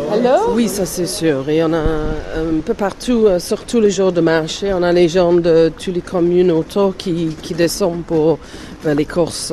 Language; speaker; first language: French; non-native, fluent; English